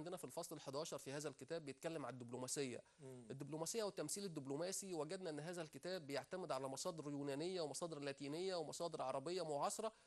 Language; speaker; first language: Arabic; native; Arabic